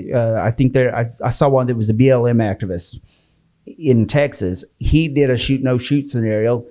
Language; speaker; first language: English; native; English